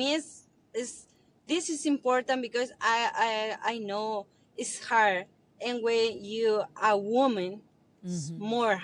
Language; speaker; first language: English; non-native, learner; Spanish